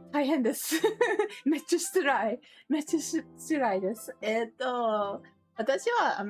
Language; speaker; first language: Japanese; non-native, learner; English